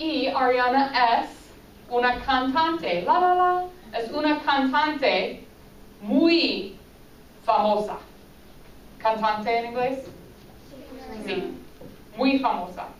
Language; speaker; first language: Spanish; non-native, fluent; English